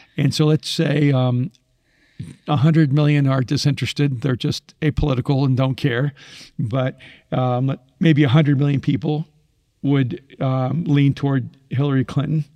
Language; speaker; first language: English; early bilingual, other home language; Spanish